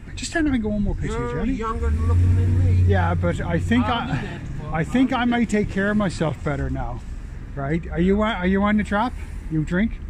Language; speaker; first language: English; native; English